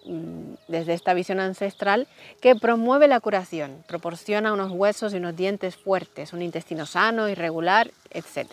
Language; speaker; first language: Spanish; native; Spanish